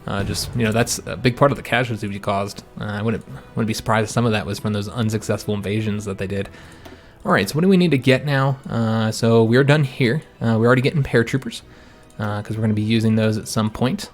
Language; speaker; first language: English; native; English